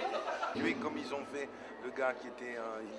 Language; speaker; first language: French; native; French